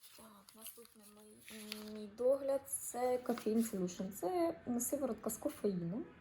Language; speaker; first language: Ukrainian; non-native, local second language; Russian